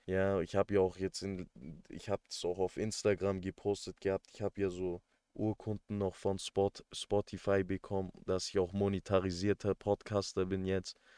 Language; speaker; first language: German; early bilingual, other home language; Turkish